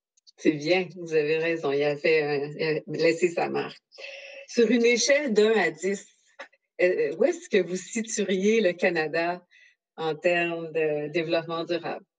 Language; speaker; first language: French; native; French